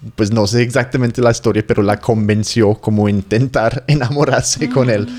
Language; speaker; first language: Spanish; non-native, fluent; English